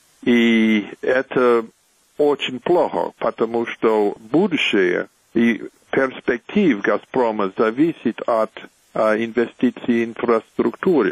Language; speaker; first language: Russian; non-native, fluent; English